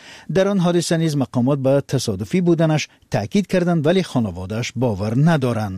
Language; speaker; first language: Persian; native; Persian